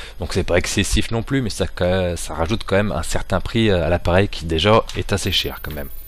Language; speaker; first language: French; native; French